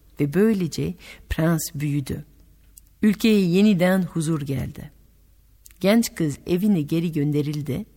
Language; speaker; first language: Turkish; non-native, fluent; French